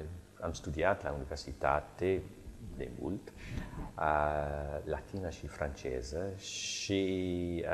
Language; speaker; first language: Romanian; non-native, fluent; English